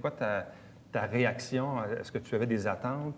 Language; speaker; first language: French; native; French